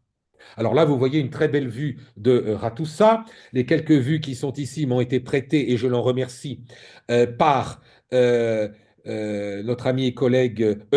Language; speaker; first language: French; native; French